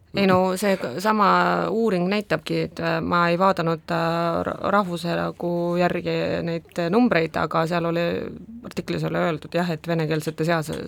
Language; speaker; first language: Estonian; non-native, local second language; Russian